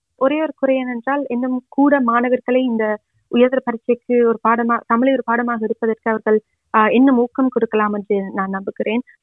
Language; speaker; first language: Tamil; early bilingual, heritage; Tamil